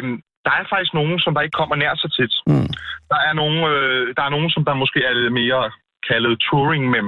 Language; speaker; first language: Danish; native; Danish